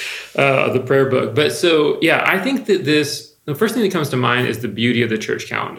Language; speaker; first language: English; native; English